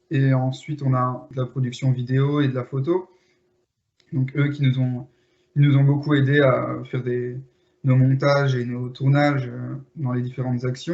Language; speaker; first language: French; native; French